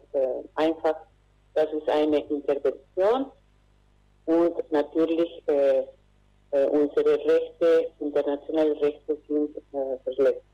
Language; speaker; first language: German; non-native, fluent; Spanish